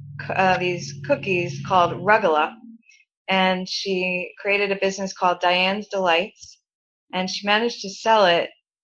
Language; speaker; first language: English; native; English